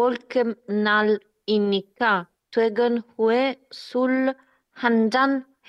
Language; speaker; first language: Korean; non-native, learner; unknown